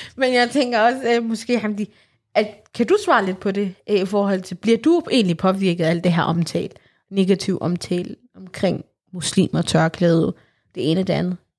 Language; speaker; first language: Danish; early bilingual, other home language; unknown